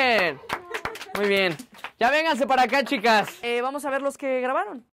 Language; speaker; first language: Spanish; native; Spanish